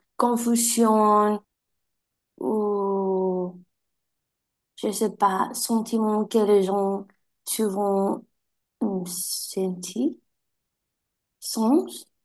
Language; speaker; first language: French; non-native, learner; Spanish